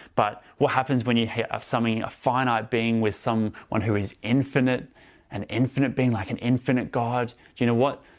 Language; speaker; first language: English; native; English